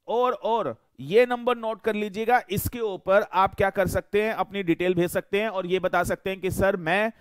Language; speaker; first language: Hindi; native; Hindi